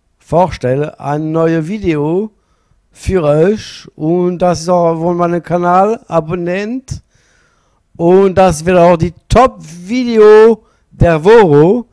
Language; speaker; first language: German; non-native, learner; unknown